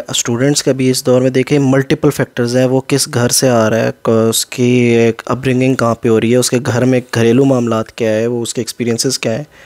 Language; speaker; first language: Urdu; native; Urdu